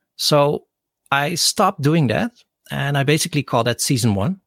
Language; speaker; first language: English; non-native, fluent; Dutch